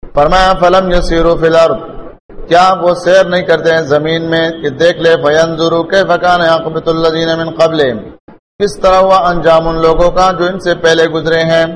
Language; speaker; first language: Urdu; non-native, local second language; Pashto